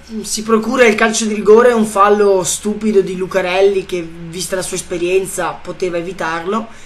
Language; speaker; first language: Italian; native; Italian